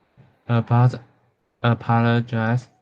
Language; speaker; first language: English; non-native, learner; Chinese